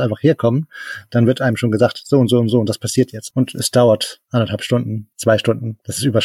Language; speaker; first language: German; native; German